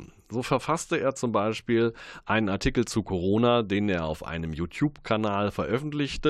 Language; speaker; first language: German; native; German